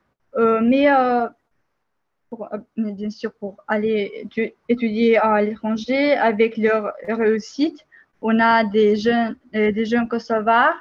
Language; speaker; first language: French; non-native, fluent; Albanian